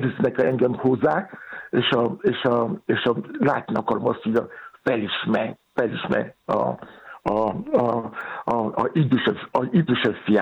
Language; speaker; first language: Hungarian; non-native, fluent; Yoruba